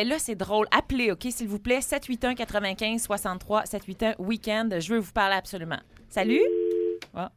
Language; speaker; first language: French; native; French